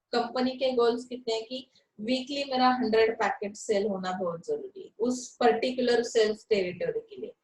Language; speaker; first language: Hindi; non-native, local second language; Marathi